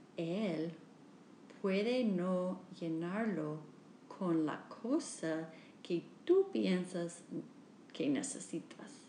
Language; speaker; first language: Spanish; non-native, learner; English